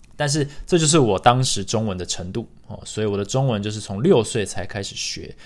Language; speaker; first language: Chinese; early bilingual, other home language; English